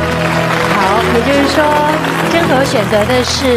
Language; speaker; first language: Chinese; native; Chinese